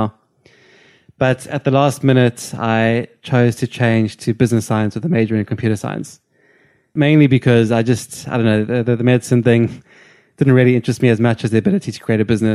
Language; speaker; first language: English; native; English